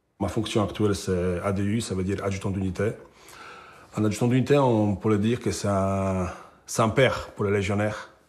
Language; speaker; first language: French; non-native, fluent; Polish